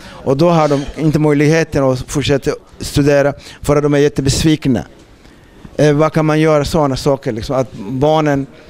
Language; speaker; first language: Swedish; non-native, fluent; Somali